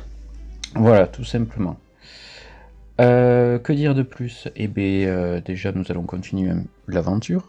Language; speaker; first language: French; native; French